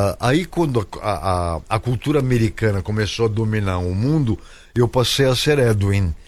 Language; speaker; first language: Portuguese; native; Portuguese